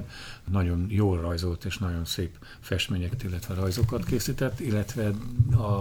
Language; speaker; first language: Hungarian; native; Hungarian